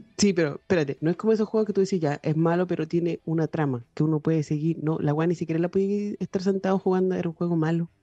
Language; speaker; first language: Spanish; native; Spanish